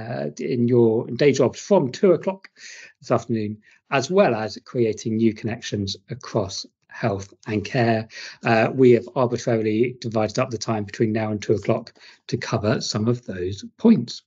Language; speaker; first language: English; native; English